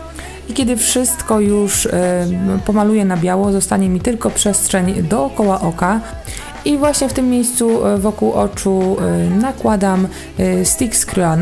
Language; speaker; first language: Polish; native; Polish